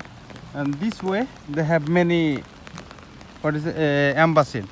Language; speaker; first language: English; non-native, learner; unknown